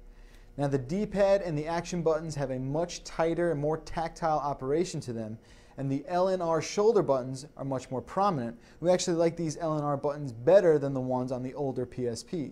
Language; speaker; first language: English; native; English